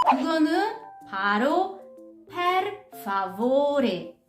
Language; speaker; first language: Korean; non-native, learner; Italian